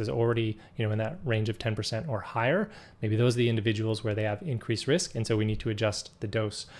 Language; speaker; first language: English; native; English